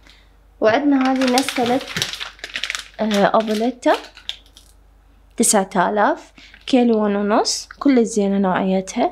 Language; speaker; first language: Arabic; native; Arabic